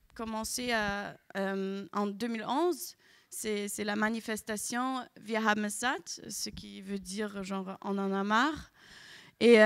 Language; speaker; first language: French; non-native, fluent; German